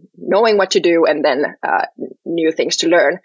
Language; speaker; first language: English; non-native, fluent; Finnish